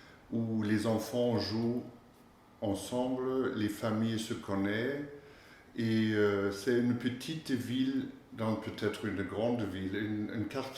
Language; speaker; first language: French; non-native, fluent; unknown